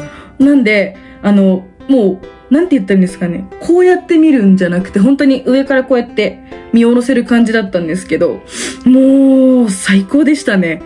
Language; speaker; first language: Japanese; native; Japanese